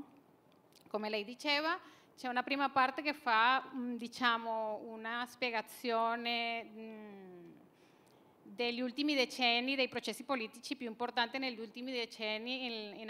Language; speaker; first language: Italian; non-native, fluent; Spanish